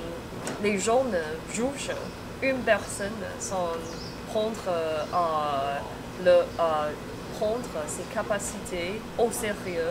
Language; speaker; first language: French; non-native, fluent; Chinese